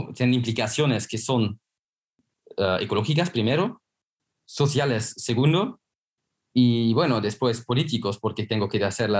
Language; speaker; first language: Spanish; non-native, fluent; Luxembourgish